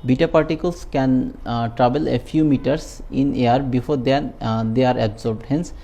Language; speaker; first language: English; non-native, local second language; Bangla